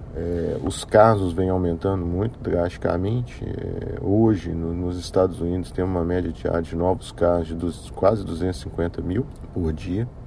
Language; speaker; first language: Portuguese; native; Portuguese